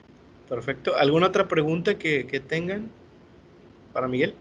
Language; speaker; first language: Spanish; native; Spanish